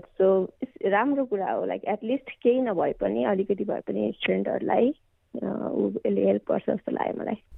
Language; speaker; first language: Nepali; native; Nepali